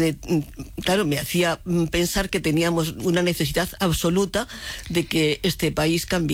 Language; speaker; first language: Spanish; native; Spanish